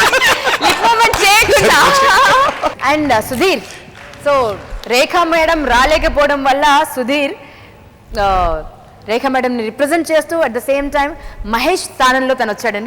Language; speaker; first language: Telugu; native; Telugu